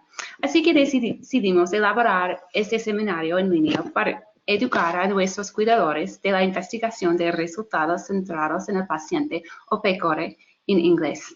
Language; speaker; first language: Spanish; non-native, fluent; English